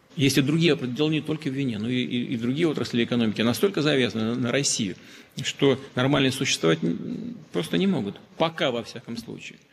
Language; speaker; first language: Russian; native; Russian